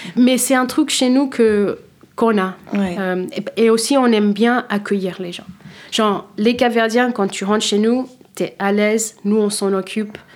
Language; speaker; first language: French; non-native, fluent; Kabuverdianu